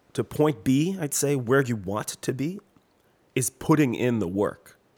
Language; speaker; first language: English; non-native, fluent; French